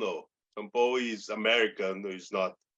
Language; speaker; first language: English; non-native, learner; Portuguese